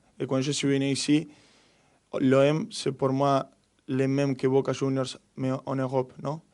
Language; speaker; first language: French; non-native, fluent; Spanish